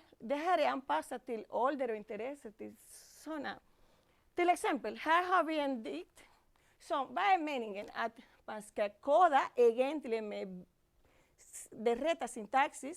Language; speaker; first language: Swedish; non-native, fluent; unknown